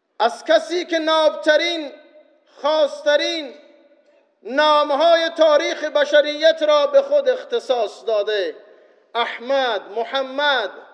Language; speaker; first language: Persian; non-native, local second language; Baluchi